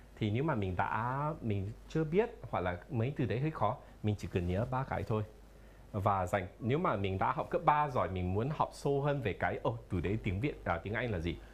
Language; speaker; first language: Vietnamese; non-native, fluent; English